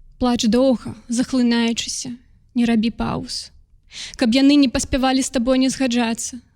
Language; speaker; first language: Belarusian; non-native, local second language; Russian